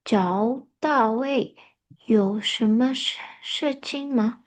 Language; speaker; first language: Chinese; non-native, learner; Indonesian